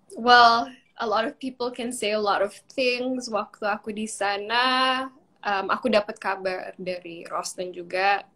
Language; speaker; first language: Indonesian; early bilingual, heritage; Indonesian